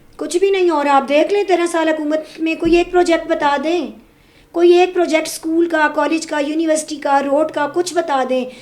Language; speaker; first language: Urdu; non-native, local second language; Northern Hindko